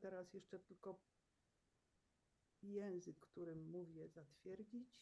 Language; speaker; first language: Polish; native; Polish